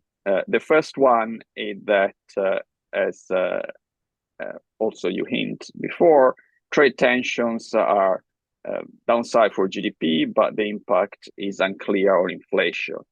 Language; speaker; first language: English; non-native, fluent; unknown